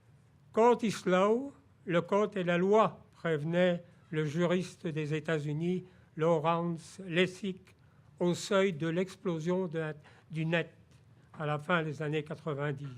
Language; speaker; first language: French; native; French